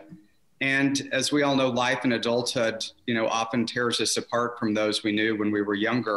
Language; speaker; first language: English; native; English